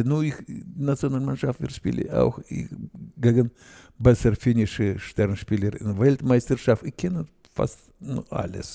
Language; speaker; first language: German; non-native, learner; Russian